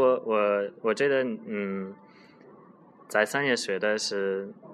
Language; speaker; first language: Chinese; non-native, learner; English